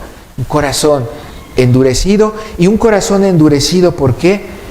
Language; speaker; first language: Spanish; native; Spanish